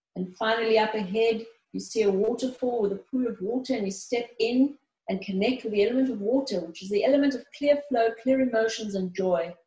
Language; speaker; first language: English; early bilingual, other home language; Greek